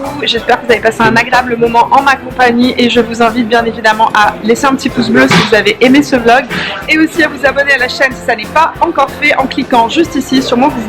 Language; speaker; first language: French; native; French